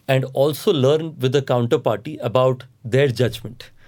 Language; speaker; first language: English; non-native, local second language; Hindi